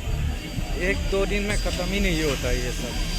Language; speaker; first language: Hindi; non-native, local second language; Assamese